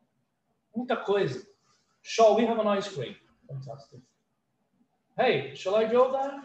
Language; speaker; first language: English; non-native, fluent; Portuguese